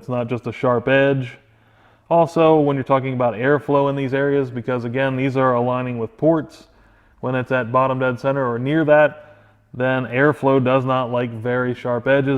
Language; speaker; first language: English; native; English